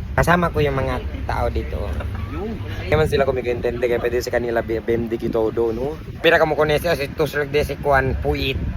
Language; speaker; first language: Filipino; non-native, local second language; Chavacano